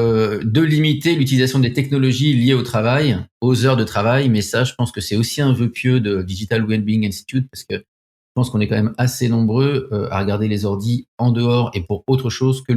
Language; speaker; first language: French; native; French